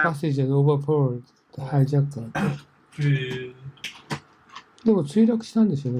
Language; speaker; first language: Japanese; native; Japanese